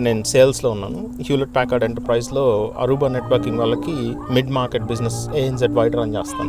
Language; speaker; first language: Telugu; native; Telugu